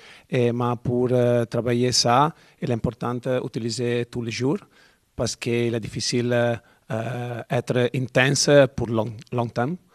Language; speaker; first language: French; non-native, learner; Italian